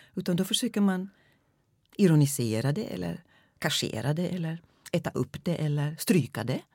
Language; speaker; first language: Swedish; native; Swedish